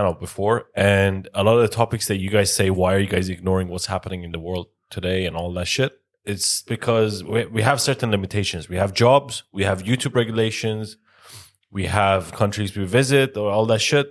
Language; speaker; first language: English; non-native, fluent; Persian